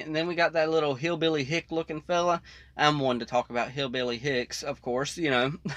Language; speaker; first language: English; native; English